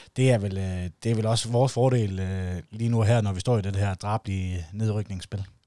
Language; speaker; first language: Danish; native; Danish